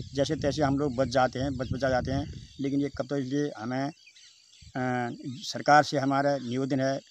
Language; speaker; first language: Hindi; native; Hindi